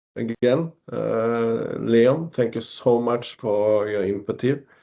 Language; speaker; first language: English; non-native, fluent; Norwegian